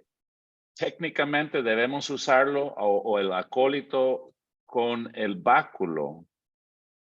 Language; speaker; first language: Spanish; non-native, fluent; English